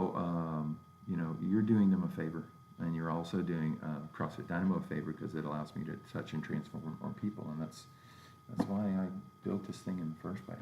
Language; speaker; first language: English; native; English